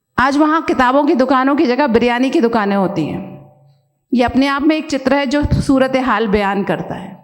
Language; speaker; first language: Hindi; native; Hindi